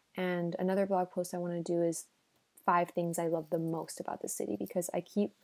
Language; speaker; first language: English; early bilingual, other home language; Spanish